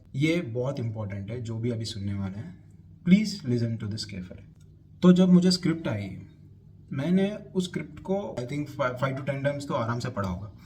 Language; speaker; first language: Hindi; non-native, local second language; Telugu